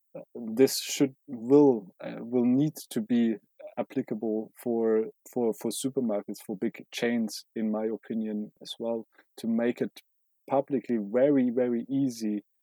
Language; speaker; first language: English; non-native, fluent; German